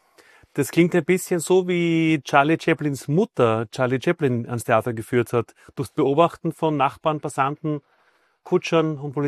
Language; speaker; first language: German; native; German